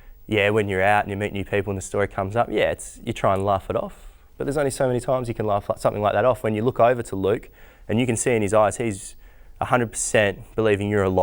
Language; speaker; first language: English; native; English